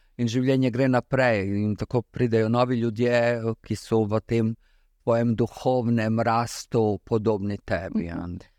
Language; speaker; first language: Slovenian; early bilingual, other home language; Serbian